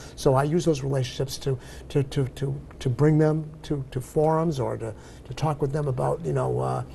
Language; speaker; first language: English; native; English